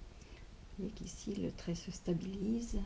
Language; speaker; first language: French; native; French